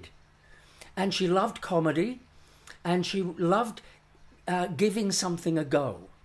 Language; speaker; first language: English; native; English